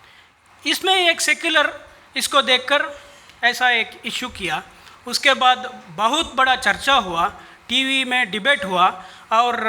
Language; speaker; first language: Hindi; non-native, local second language; Kannada